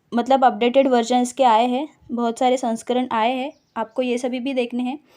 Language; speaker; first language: Hindi; non-native, local second language; Marathi